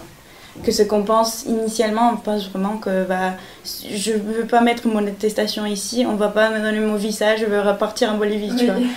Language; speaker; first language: French; non-native, fluent; Spanish